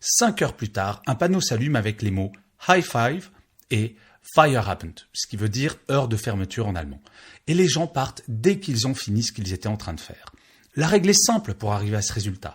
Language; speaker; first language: French; native; French